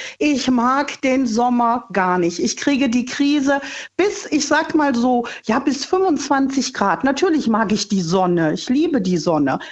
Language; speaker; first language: German; native; German